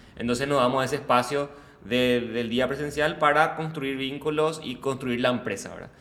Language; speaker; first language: Spanish; native; Spanish